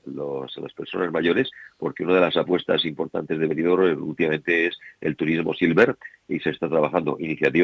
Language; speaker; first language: Spanish; native; Spanish